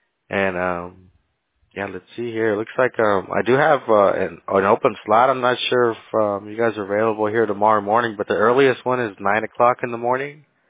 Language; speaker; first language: English; early bilingual, other home language; Spanish